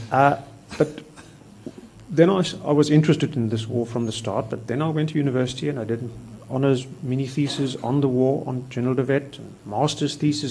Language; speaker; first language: English; non-native, local second language; Afrikaans